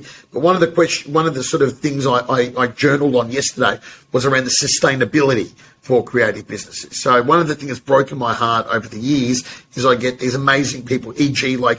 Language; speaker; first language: English; native; English